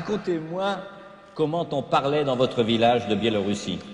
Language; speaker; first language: French; native; French